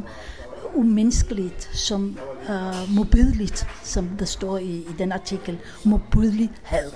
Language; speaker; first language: Danish; non-native, fluent; Hebrew